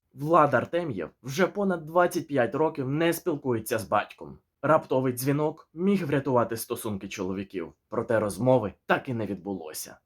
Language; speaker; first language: Ukrainian; native; Ukrainian